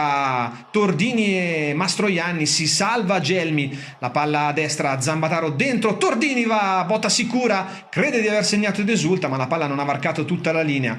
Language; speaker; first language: Italian; native; Italian